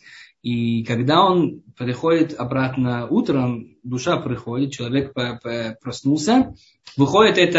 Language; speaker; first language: Russian; early bilingual, heritage; Hebrew